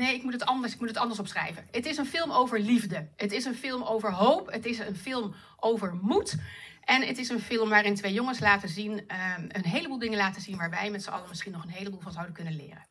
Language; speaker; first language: Dutch; native; Dutch